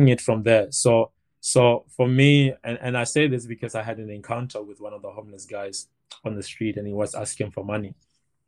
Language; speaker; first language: English; non-native, local second language; Northern Sotho